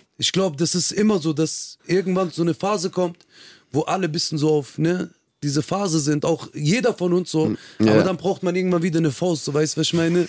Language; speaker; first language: German; early bilingual, other home language; Kurdish